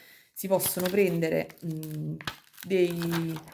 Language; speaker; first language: Italian; native; Italian